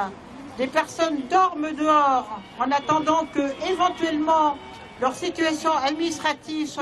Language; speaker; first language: French; native; French